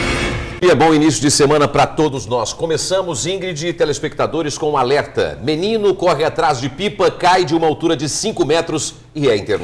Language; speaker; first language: Portuguese; native; Portuguese